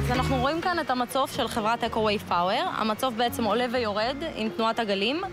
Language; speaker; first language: Hebrew; early bilingual, other home language; Russian